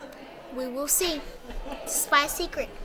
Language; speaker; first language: English; native; English